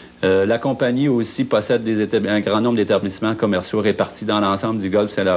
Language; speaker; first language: French; native; French